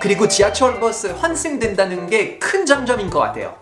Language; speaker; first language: Korean; non-native, fluent; French